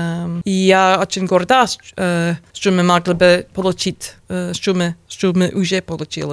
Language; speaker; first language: Russian; non-native, learner; English